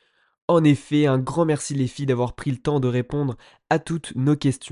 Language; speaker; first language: French; native; French